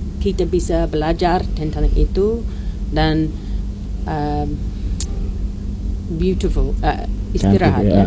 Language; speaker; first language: Indonesian; non-native, learner; English